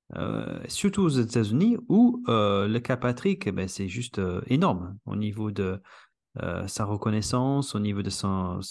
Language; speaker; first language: French; non-native, fluent; English